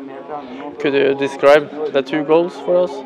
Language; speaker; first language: English; non-native, fluent; Norwegian